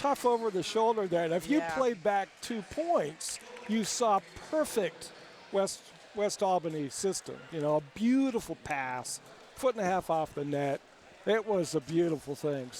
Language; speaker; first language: English; native; English